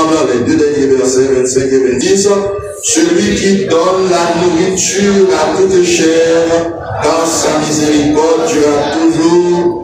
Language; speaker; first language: French; non-native, local second language; Haitian Creole